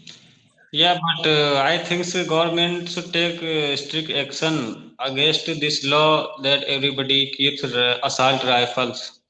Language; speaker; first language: English; non-native, learner; Hindi